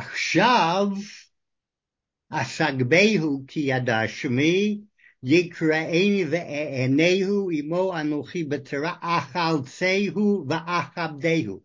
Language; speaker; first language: Hebrew; non-native, fluent; English